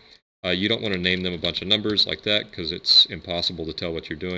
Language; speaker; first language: English; native; English